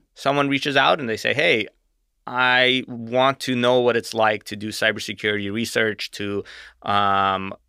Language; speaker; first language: English; native; English